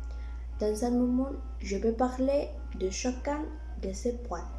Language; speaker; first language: French; non-native, learner; Spanish